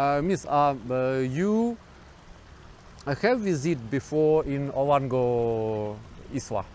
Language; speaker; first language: English; non-native, learner; Ukrainian